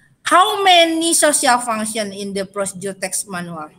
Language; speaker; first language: English; non-native, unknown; Indonesian